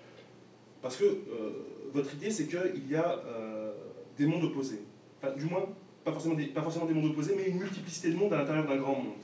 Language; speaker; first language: French; native; French